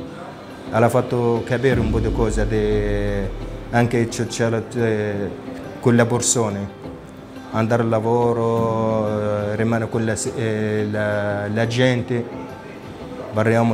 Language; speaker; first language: Italian; non-native, learner; Arabic